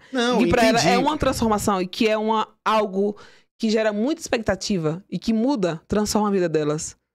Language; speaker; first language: Portuguese; native; Portuguese